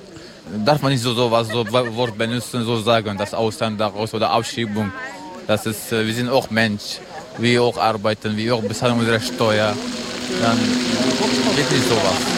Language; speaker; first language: German; non-native, learner; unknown